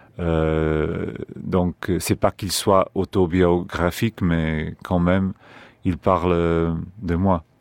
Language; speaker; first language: French; non-native, fluent; Portuguese